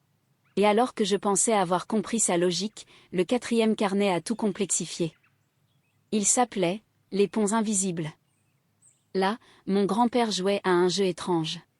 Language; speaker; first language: French; native; French